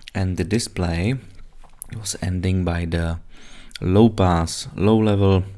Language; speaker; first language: English; non-native, fluent; Czech